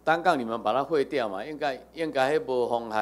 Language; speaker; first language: Chinese; non-native, local second language; Min Nan Chinese